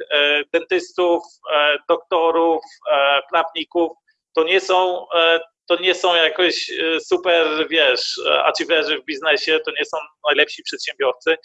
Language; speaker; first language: Polish; early bilingual, heritage; Polish